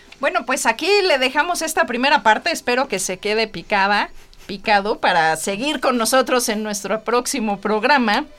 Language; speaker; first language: Spanish; native; Spanish